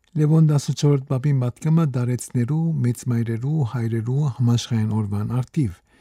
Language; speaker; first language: Armenian; early bilingual, heritage; Armenian